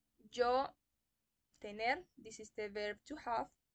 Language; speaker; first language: English; non-native, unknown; Spanish